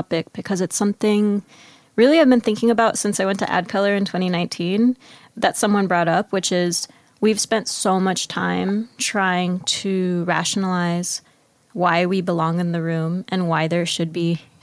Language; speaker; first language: English; early bilingual, other home language; Spanish